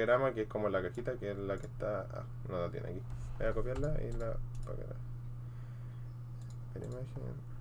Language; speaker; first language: Spanish; native; Spanish